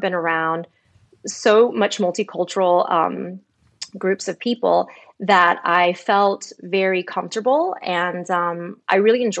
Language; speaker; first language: English; native; English